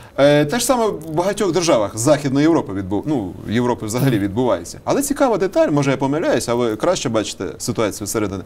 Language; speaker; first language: Ukrainian; native; Ukrainian